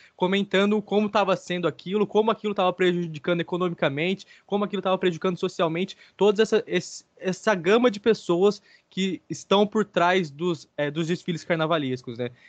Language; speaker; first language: Portuguese; native; Portuguese